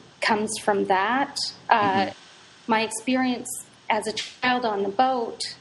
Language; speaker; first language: English; native; English